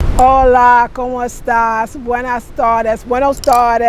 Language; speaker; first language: Spanish; non-native, learner; English